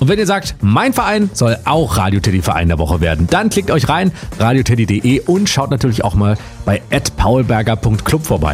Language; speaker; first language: German; native; German